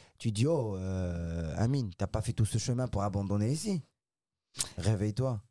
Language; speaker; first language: French; non-native, local second language; Arabic